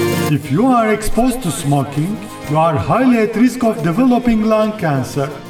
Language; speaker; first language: English; non-native, fluent; Turkish